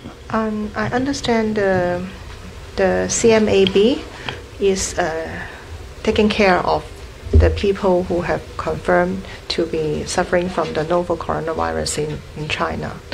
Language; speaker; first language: English; non-native, local second language; Cantonese